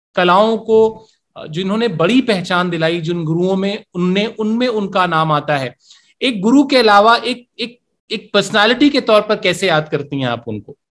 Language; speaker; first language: Hindi; native; Hindi